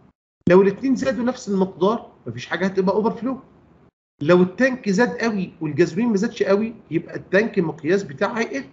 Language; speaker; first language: Arabic; native; Arabic